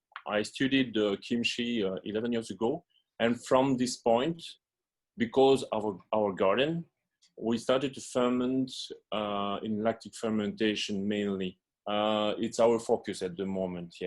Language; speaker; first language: English; non-native, fluent; French